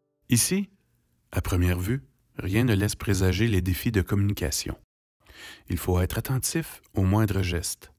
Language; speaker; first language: French; native; French